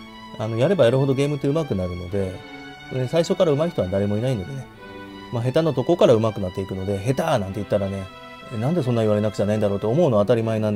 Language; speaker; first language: Japanese; native; Japanese